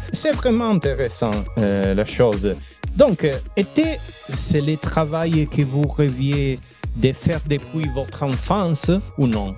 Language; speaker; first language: French; non-native, learner; Italian